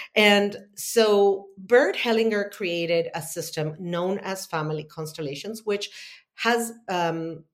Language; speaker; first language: English; non-native, fluent; Spanish